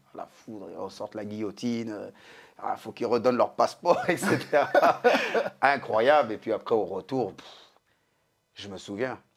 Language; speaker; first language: French; native; French